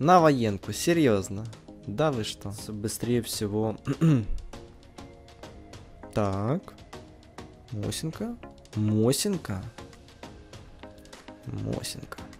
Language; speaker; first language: Russian; native; Russian